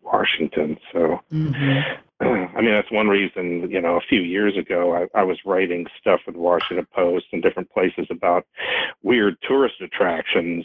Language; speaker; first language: English; native; English